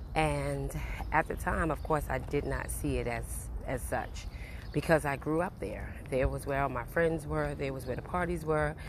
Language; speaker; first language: English; native; English